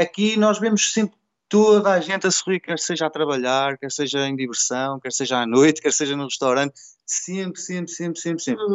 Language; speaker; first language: Portuguese; native; Portuguese